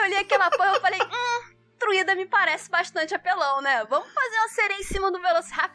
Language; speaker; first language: Portuguese; native; Portuguese